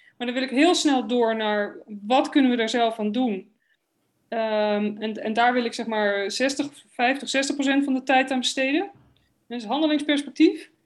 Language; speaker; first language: Dutch; native; Dutch